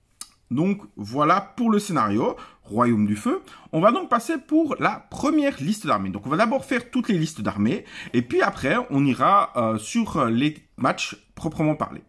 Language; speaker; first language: French; native; French